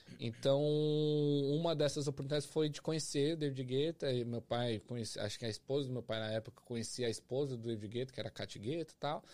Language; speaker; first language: Portuguese; native; Portuguese